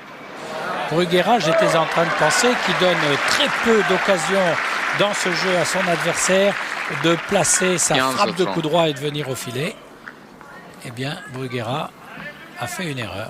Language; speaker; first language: French; native; French